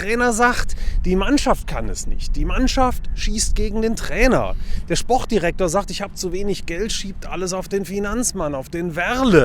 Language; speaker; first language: German; native; German